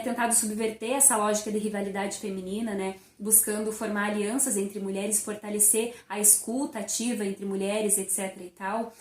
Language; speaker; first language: Portuguese; native; Portuguese